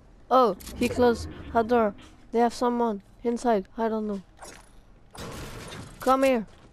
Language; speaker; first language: English; non-native, learner; French